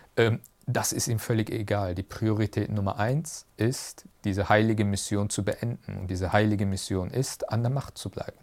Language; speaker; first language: German; early bilingual, other home language; Turkish